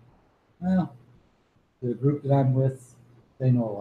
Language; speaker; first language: English; native; English